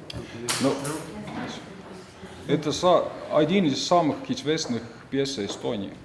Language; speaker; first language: Russian; non-native, fluent; Estonian